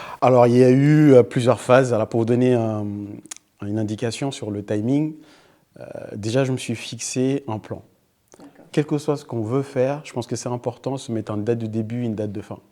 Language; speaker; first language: French; early bilingual, other home language; Fula